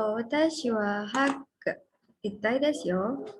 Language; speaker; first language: Japanese; non-native, learner; Indonesian